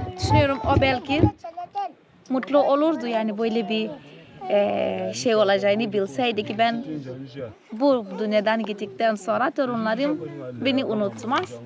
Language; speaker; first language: Turkish; non-native, fluent; Portuguese